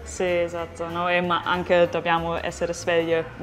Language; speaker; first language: Italian; non-native, fluent; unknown